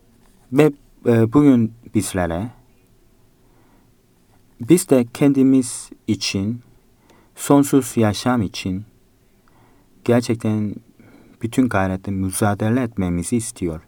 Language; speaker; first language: Turkish; non-native, fluent; Korean